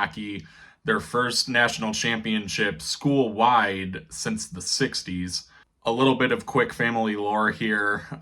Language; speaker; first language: English; native; English